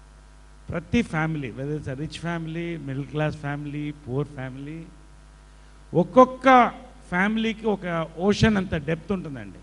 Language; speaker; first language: Telugu; native; Telugu